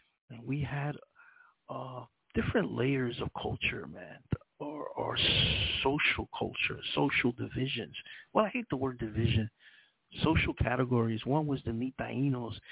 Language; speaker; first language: English; early bilingual, other home language; Spanish